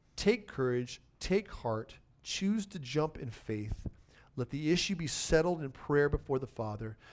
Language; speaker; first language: English; native; English